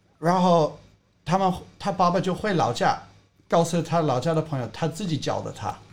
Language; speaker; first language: Chinese; non-native, fluent; English